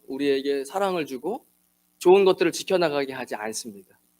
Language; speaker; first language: Korean; native; Korean